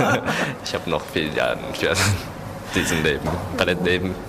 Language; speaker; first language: German; non-native, learner; Japanese